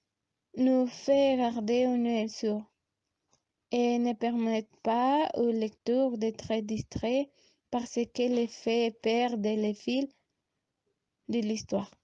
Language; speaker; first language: French; non-native, learner; Spanish